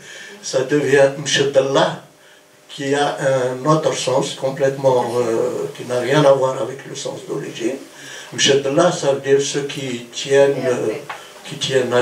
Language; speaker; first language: French; non-native, local second language; Kabyle